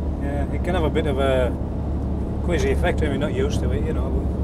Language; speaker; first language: English; native; English